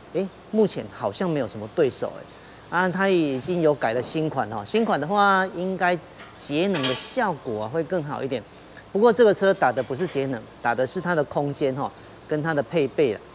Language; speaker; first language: Chinese; native; Chinese